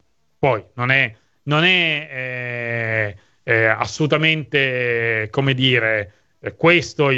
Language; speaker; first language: Italian; native; Italian